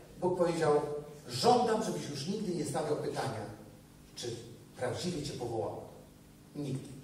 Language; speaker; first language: Polish; native; Polish